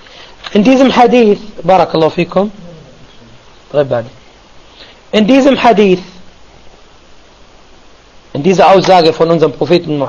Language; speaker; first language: German; non-native, fluent; Arabic